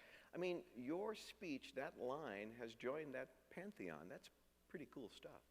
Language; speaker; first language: English; native; English